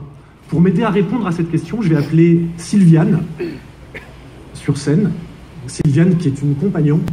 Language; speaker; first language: French; native; French